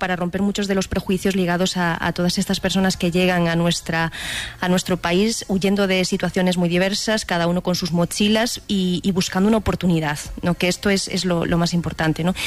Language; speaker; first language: Spanish; native; Spanish